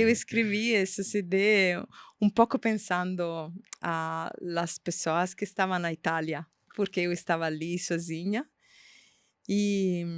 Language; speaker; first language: Portuguese; non-native, fluent; Italian